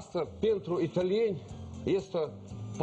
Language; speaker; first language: Romanian; non-native, learner; Russian